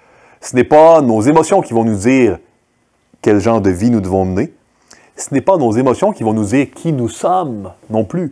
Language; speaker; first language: French; native; French